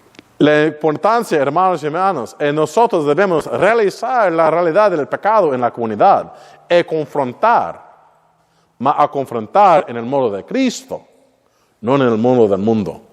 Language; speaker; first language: Spanish; non-native, learner; English